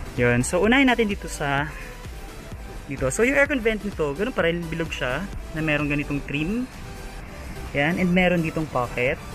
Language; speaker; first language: Filipino; native; Filipino